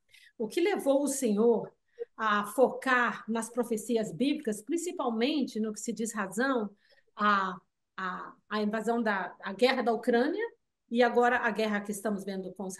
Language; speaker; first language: Portuguese; early bilingual, heritage; Portuguese